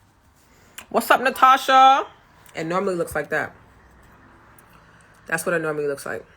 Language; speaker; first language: English; native; English